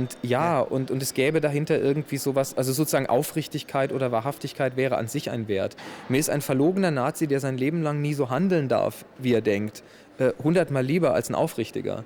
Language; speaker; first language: German; native; German